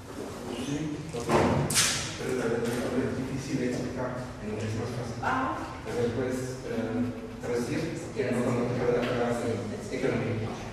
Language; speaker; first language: Spanish; non-native, fluent; German